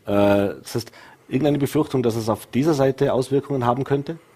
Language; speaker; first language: German; native; German